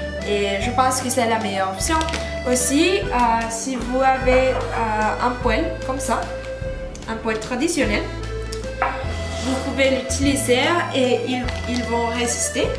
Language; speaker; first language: French; non-native, learner; Spanish